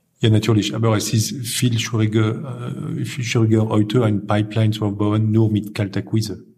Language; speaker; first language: German; non-native, fluent; French